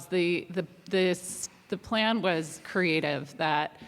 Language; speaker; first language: English; non-native, fluent; German